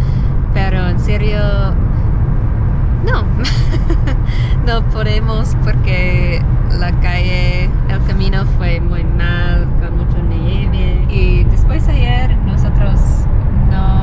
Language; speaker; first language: Spanish; non-native, learner; English